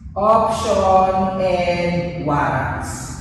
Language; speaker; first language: English; non-native, local second language; Filipino